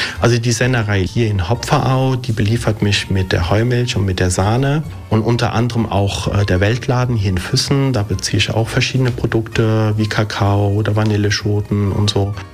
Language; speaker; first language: German; early bilingual, other home language; Italian